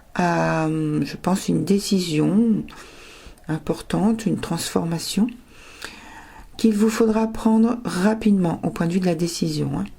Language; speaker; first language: French; native; French